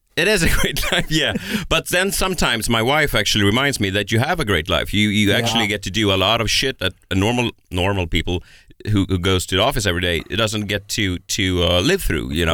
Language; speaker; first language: English; non-native, fluent; Swedish